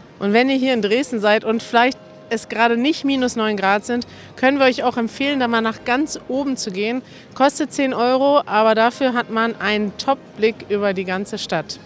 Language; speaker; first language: German; native; German